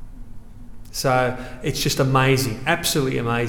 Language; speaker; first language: English; native; English